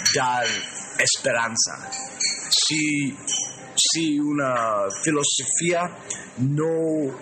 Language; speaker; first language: Spanish; non-native, learner; English